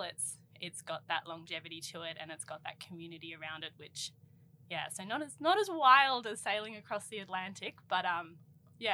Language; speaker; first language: English; native; English